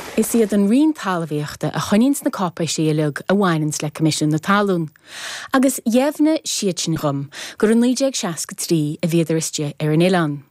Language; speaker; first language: Irish; native; Irish